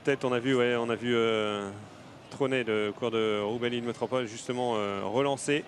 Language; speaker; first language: French; native; French